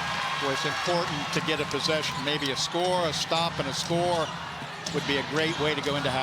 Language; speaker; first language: English; native; English